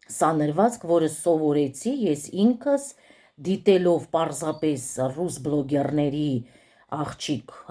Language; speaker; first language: Armenian; early bilingual, heritage; Armenian